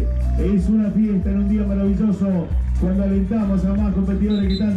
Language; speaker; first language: Spanish; native; Spanish